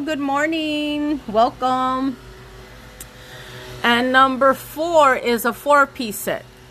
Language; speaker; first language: English; early bilingual, other home language; Spanish